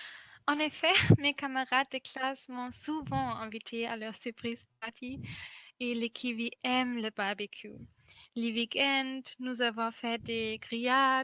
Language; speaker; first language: French; non-native, fluent; German